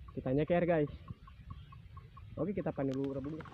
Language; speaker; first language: Indonesian; native; Indonesian